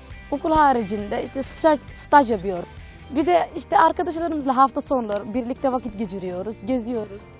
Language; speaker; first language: Turkish; non-native, fluent; Somali